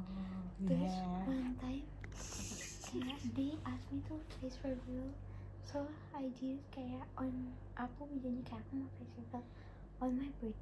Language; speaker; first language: English; non-native, local second language; Indonesian